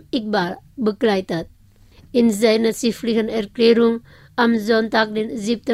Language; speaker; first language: German; non-native, fluent; Indonesian